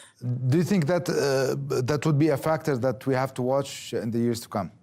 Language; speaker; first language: English; non-native, fluent; Arabic